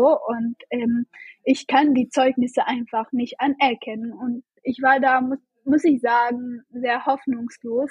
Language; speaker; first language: German; non-native, fluent; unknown